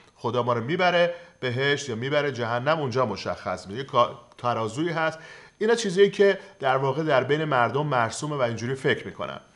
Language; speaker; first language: Persian; native; Persian